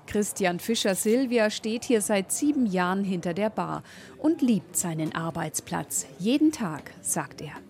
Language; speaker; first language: German; native; German